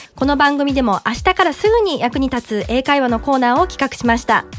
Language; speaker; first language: Japanese; native; Japanese